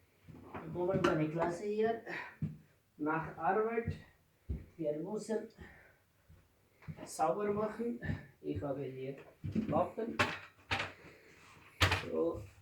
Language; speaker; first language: German; non-native, learner; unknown